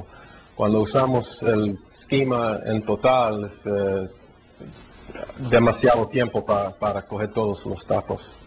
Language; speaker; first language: Spanish; early bilingual, heritage; Spanish